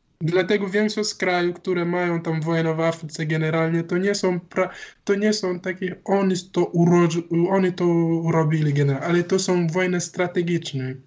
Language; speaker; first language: Polish; non-native, learner; Wolof